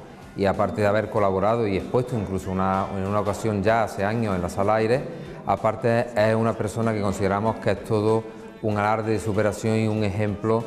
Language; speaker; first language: Spanish; native; Spanish